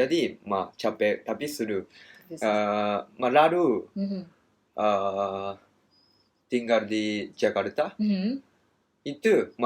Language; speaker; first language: Indonesian; non-native, learner; Japanese